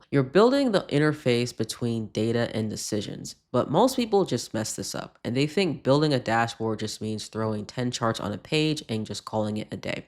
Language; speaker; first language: English; native; English